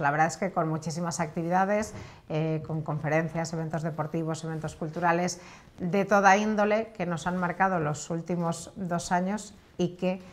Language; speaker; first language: Spanish; native; Spanish